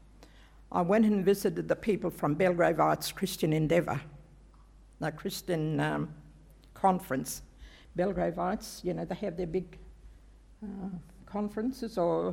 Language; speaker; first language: English; native; English